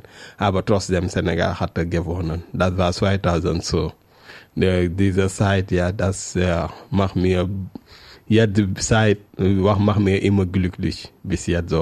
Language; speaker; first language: German; non-native, learner; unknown